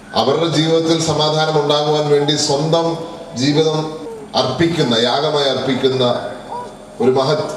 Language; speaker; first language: Malayalam; native; Malayalam